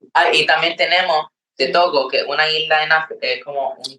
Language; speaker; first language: Spanish; early bilingual, heritage; Spanish